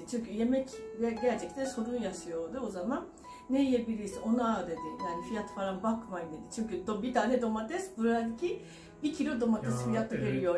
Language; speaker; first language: Turkish; non-native, fluent; Japanese